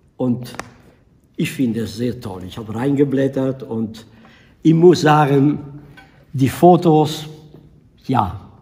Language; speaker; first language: German; non-native, fluent; Italian